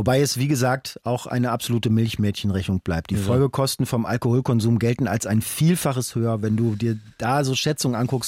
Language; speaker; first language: German; native; German